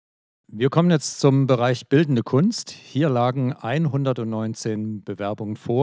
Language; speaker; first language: German; native; German